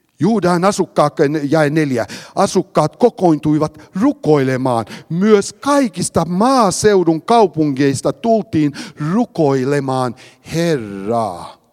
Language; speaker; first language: Finnish; early bilingual, heritage; Finnish